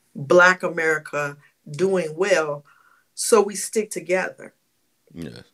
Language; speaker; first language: English; native; English